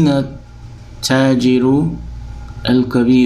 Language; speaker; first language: Arabic; non-native, fluent; English